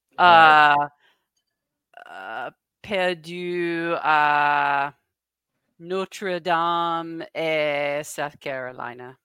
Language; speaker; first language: French; non-native, learner; English